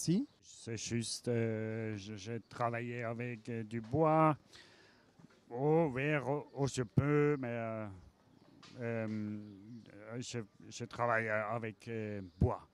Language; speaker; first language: French; non-native, learner; German